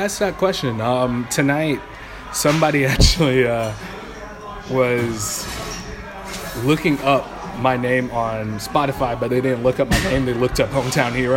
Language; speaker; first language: English; native; English